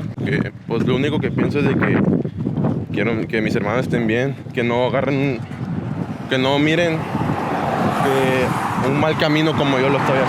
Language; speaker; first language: Spanish; native; Spanish